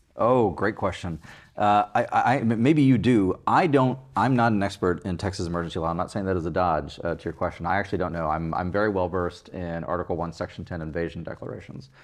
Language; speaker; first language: English; native; English